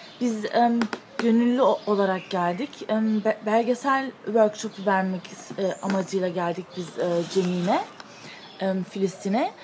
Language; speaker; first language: Turkish; early bilingual, other home language; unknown